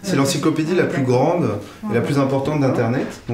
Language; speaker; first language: French; native; French